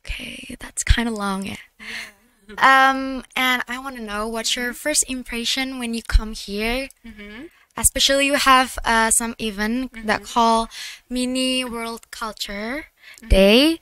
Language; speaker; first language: English; non-native, learner; Indonesian